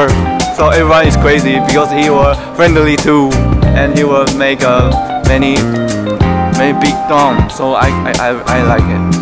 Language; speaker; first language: English; non-native, learner; Chinese